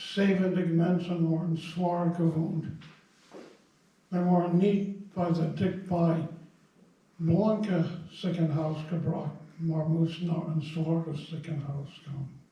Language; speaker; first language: Dutch; non-native, fluent; English